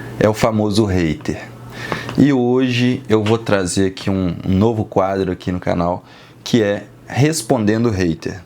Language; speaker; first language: Portuguese; native; Portuguese